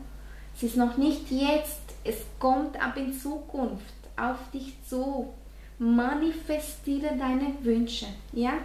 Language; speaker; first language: German; non-native, fluent; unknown